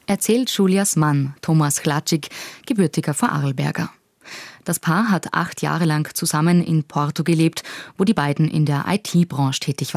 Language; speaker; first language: German; native; German